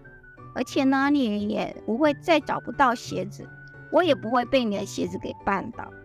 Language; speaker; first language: Chinese; native; Chinese